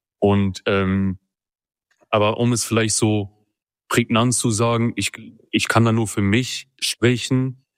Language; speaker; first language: German; early bilingual, other home language; Kurdish